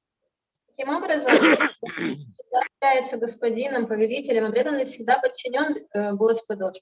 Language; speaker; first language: Russian; native; Russian